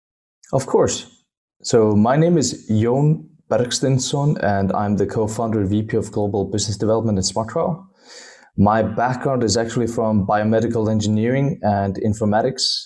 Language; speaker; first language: English; non-native, fluent; Danish